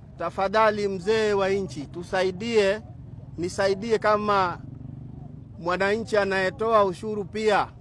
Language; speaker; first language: Swahili; non-native, local second language; Luo (Kenya and Tanzania)